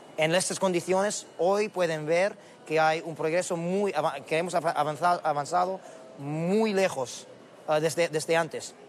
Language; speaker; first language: Spanish; non-native, fluent; Arabic